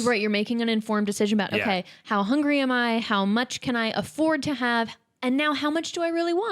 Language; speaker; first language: English; native; English